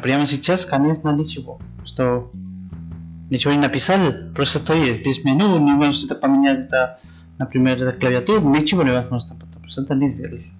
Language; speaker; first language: Russian; non-native, learner; Spanish